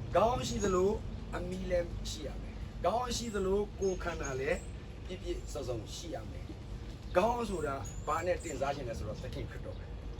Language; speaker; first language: Burmese; non-native, local second language; S'gaw Karen